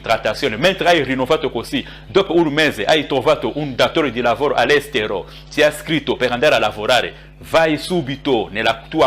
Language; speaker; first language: Italian; non-native, fluent; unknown